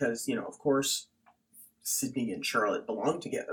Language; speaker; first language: English; native; English